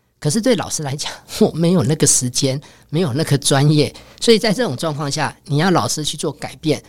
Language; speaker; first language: Chinese; native; Chinese